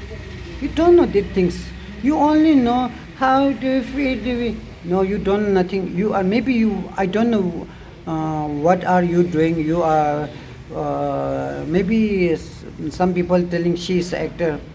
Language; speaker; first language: English; non-native, learner; Tibetan